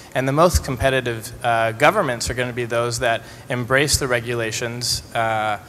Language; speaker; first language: English; native; English